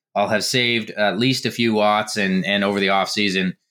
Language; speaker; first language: English; native; English